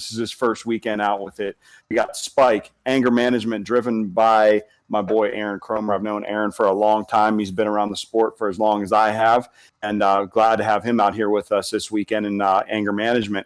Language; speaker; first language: English; native; English